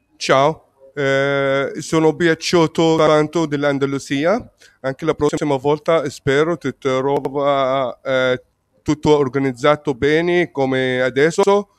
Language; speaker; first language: Italian; non-native, learner; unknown